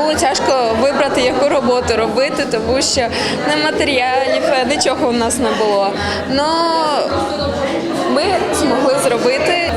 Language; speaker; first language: Ukrainian; non-native, local second language; Russian